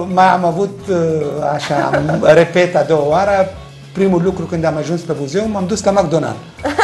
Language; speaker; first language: Romanian; non-native, fluent; Arabic